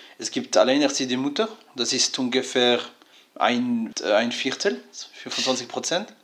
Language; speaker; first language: German; non-native, fluent; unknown